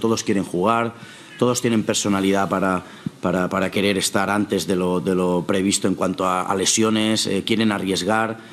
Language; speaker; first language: Spanish; non-native, local second language; Catalan